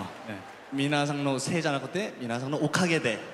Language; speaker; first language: Japanese; non-native, fluent; Korean